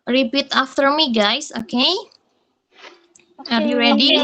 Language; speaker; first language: English; non-native, fluent; Indonesian